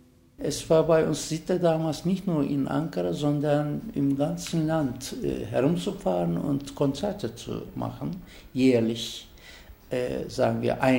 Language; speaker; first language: German; non-native, fluent; Turkish